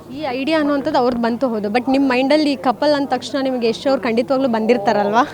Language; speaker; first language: Kannada; native; Kannada